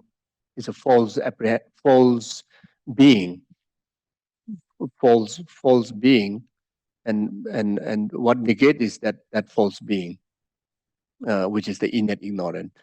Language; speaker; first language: English; non-native, fluent; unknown